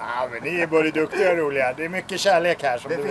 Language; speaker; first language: Swedish; native; Swedish